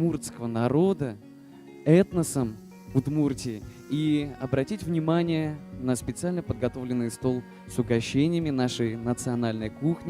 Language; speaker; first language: Russian; native; Russian